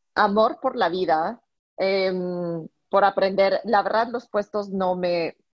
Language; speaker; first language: Spanish; non-native, fluent; French